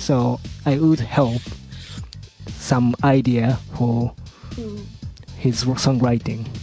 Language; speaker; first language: English; non-native, fluent; Japanese